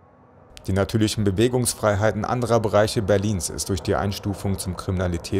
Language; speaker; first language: German; native; German